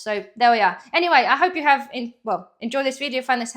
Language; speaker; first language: English; non-native, fluent; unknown